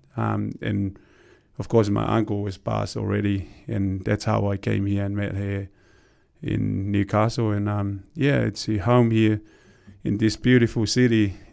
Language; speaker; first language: English; non-native, fluent; Tongan